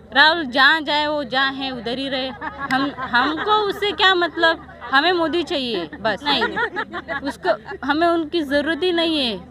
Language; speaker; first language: Hindi; non-native, local second language; Kannada